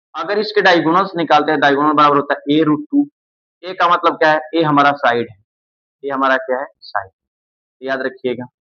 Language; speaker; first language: Hindi; native; Hindi